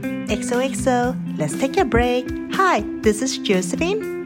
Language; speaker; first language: English; early bilingual, other home language; Cantonese